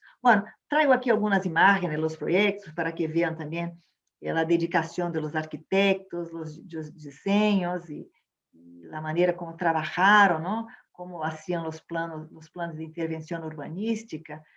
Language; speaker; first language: Spanish; non-native, fluent; Portuguese